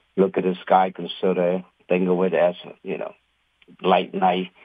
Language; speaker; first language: English; non-native, fluent; Khmer